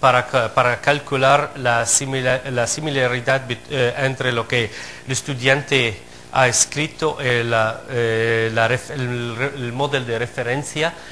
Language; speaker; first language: Spanish; non-native, fluent; Arabic